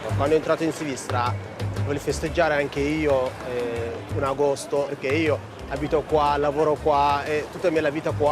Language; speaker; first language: Italian; non-native, learner; Tigrinya